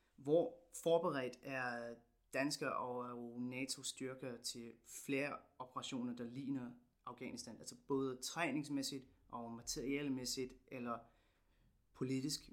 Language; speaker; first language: Danish; non-native, fluent; English